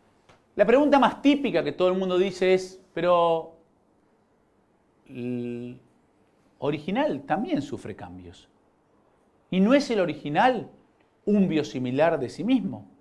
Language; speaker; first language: Spanish; native; Spanish